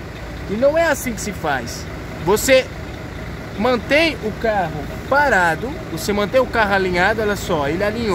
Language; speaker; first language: Portuguese; native; Portuguese